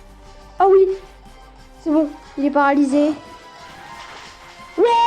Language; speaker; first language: French; native; French